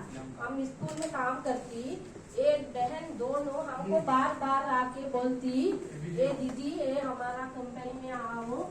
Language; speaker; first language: Hindi; non-native, learner; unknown